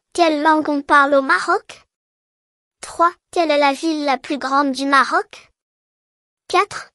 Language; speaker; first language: French; non-native, local second language; Arabic